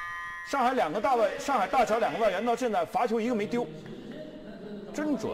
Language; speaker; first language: Chinese; native; Chinese